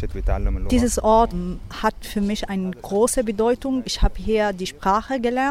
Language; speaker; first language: German; non-native, learner; Arabic